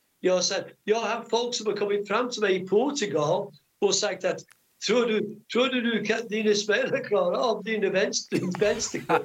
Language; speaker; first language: Swedish; non-native, fluent; English